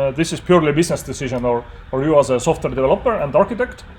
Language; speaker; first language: English; non-native, fluent; Estonian